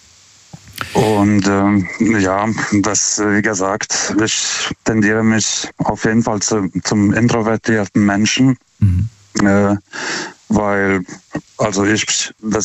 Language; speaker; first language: German; non-native, fluent; Lithuanian